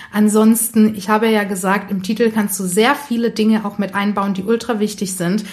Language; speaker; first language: German; early bilingual, other home language; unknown